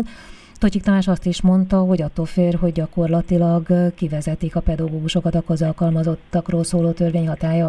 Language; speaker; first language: Hungarian; native; Hungarian